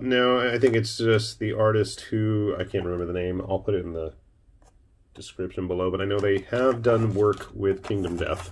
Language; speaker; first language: English; native; English